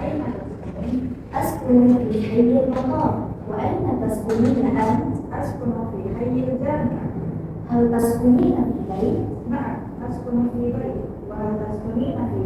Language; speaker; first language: Arabic; non-native, learner; Indonesian